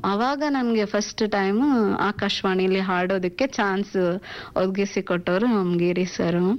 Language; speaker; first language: Kannada; non-native, local second language; Urdu